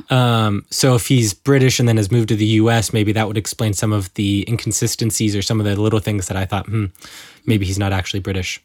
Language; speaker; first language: English; native; English